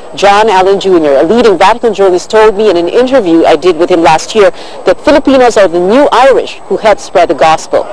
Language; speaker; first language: English; non-native, local second language; Filipino